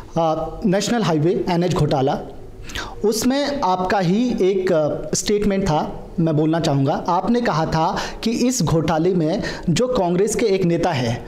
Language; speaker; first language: Hindi; native; Hindi